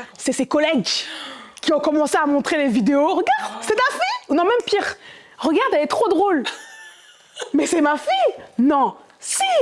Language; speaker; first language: French; early bilingual, other home language; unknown